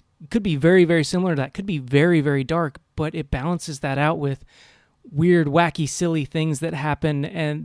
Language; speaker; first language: English; native; English